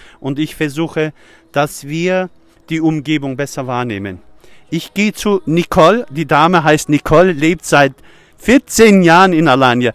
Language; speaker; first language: German; early bilingual, other home language; Turkish